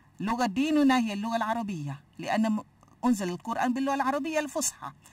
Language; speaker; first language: Arabic; non-native, fluent; Malay